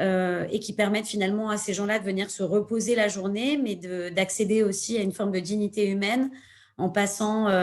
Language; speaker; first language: French; native; French